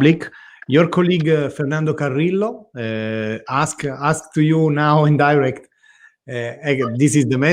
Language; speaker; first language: English; non-native, learner; Italian